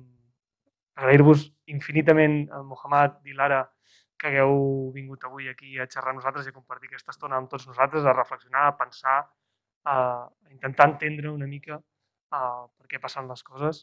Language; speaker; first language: Catalan; native; Catalan